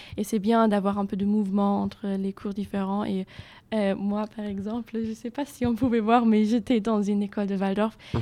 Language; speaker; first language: French; non-native, fluent; German